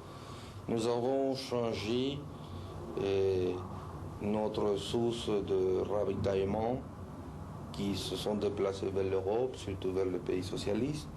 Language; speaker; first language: French; non-native, fluent; Spanish